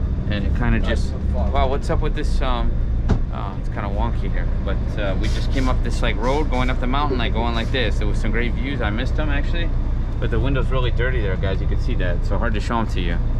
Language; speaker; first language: English; native; English